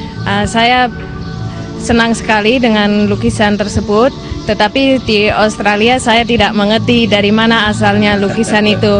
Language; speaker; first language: Indonesian; non-native, fluent; English